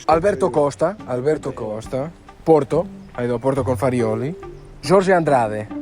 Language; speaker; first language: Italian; non-native, learner; Portuguese